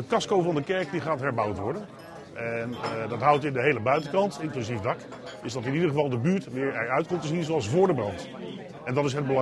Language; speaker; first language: Dutch; native; Dutch